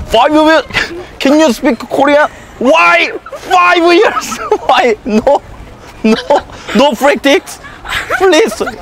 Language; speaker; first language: English; non-native, learner; Korean